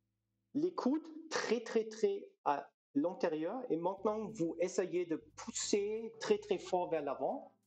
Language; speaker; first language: French; non-native, fluent; German